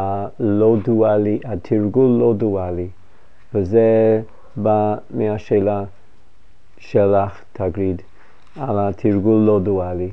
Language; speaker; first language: Hebrew; non-native, fluent; English